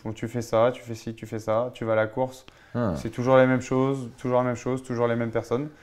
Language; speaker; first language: French; native; French